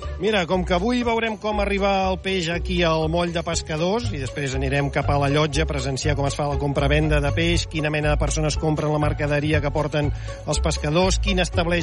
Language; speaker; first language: Catalan; native; Catalan